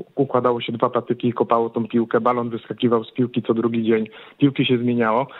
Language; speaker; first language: Polish; native; Polish